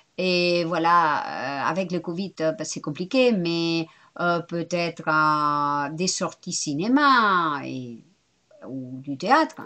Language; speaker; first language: French; non-native, fluent; Spanish